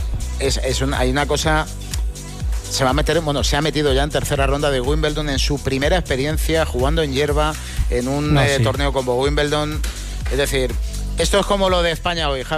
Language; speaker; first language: Spanish; native; Spanish